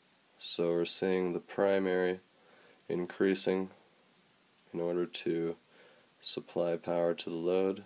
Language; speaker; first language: English; native; English